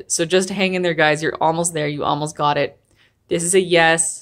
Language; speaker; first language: English; native; English